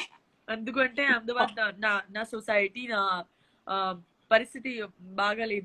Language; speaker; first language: Telugu; non-native, learner; Gujarati